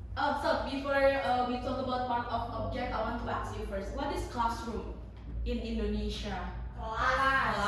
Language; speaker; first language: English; non-native, learner; Indonesian